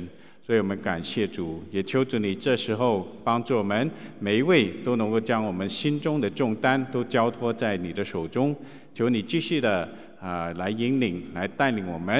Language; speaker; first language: Chinese; native; Chinese